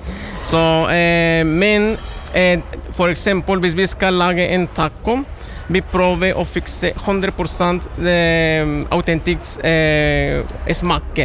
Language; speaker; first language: Norwegian; non-native, learner; Spanish